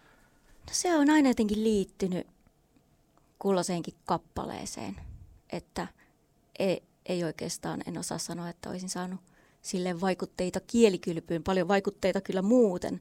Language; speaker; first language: Finnish; native; Finnish